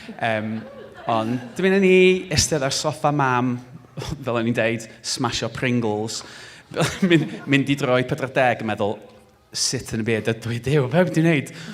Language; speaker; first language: Welsh; non-native, local second language; English